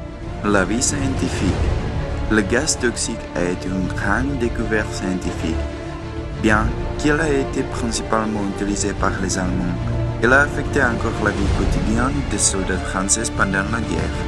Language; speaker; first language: French; non-native, learner; English